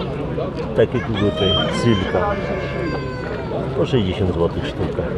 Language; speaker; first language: Polish; native; Polish